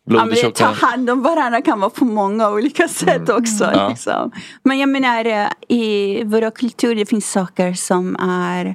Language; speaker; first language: Swedish; non-native, fluent; Persian